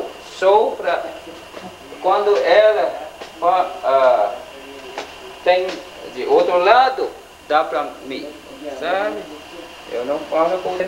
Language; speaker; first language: Portuguese; non-native, learner; English